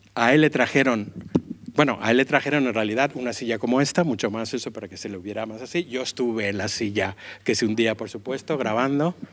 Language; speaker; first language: Spanish; native; Spanish